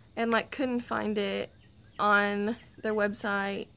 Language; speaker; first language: English; native; English